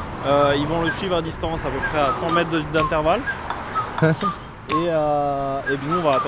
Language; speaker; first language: French; native; French